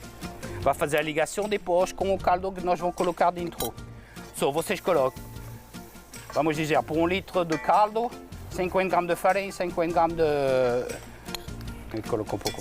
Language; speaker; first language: Portuguese; non-native, learner; French